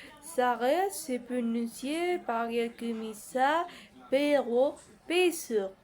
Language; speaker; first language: French; non-native, learner; Spanish